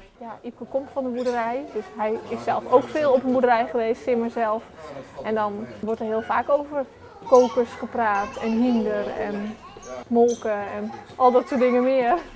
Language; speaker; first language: Dutch; native; Dutch